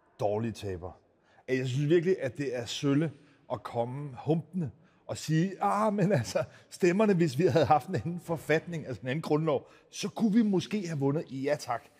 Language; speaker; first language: Danish; native; Danish